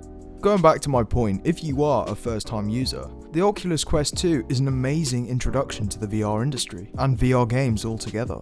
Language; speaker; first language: English; native; English